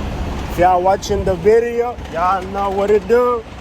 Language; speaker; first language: English; native; English